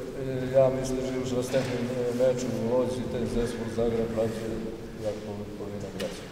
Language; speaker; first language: Polish; non-native, learner; Serbian